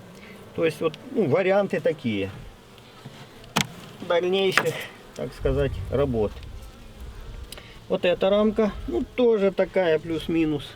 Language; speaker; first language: Russian; native; Russian